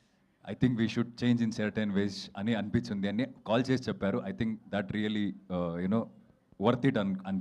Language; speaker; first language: Telugu; non-native, fluent; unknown